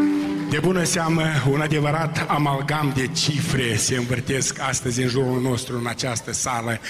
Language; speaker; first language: Romanian; native; Romanian